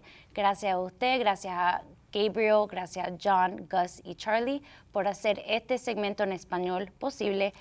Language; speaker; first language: Spanish; early bilingual, heritage; Spanish